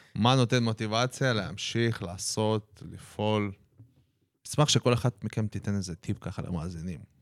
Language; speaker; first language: Hebrew; native; Hebrew